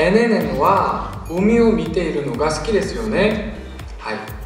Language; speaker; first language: Japanese; non-native, learner; Korean